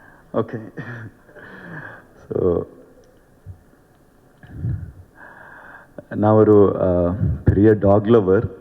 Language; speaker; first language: Tamil; non-native, learner; Kannada